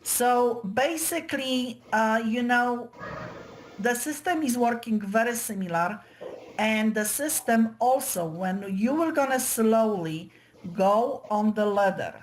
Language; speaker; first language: English; non-native, fluent; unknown